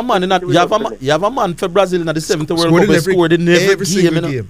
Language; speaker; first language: English; native; English